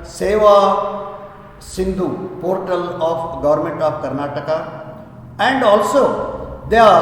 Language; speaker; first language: English; non-native, local second language; Kannada